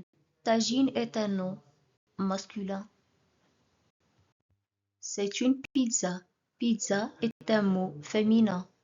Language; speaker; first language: French; non-native, local second language; Arabic